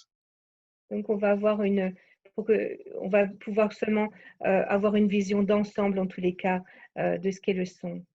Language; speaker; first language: French; native; French